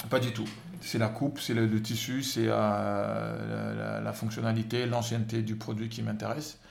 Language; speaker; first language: French; non-native, local second language; Wolof